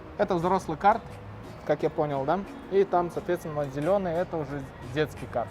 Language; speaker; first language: Russian; non-native, fluent; Turkmen